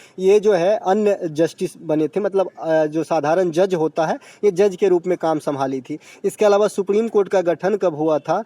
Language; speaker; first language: Hindi; native; Hindi